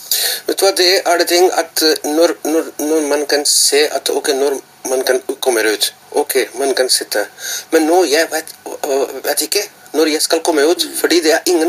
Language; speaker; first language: Norwegian; non-native, learner; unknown